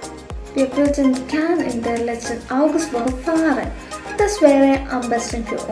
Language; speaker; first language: German; non-native, learner; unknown